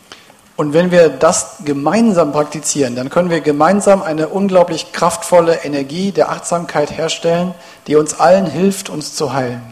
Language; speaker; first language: German; native; German